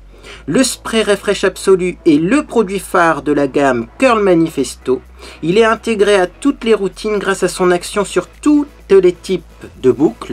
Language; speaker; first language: French; native; French